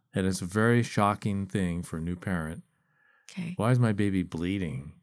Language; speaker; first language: English; native; English